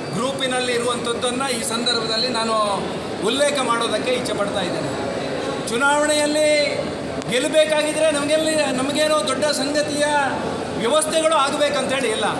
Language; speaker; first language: Kannada; native; Kannada